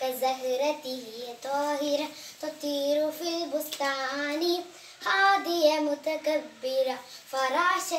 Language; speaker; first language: Arabic; non-native, learner; Malayalam